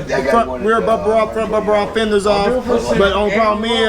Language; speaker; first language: English; native; English